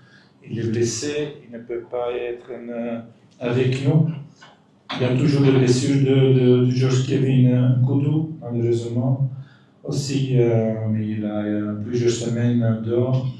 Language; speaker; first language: French; non-native, fluent; Dutch